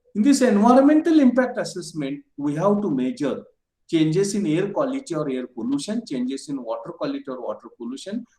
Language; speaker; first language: English; non-native, local second language; Marathi